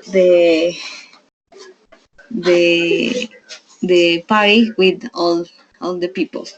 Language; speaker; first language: English; non-native, learner; Spanish